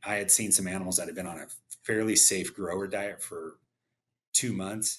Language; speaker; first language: English; native; English